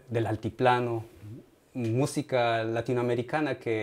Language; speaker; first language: Spanish; native; Spanish